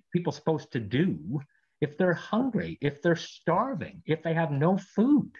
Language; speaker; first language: English; native; English